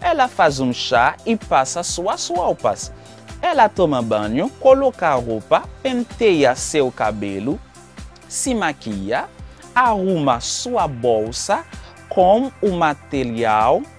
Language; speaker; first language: Portuguese; non-native, fluent; Haitian Creole